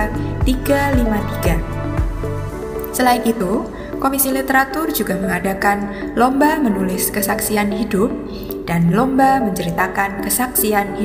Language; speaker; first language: Indonesian; native; Indonesian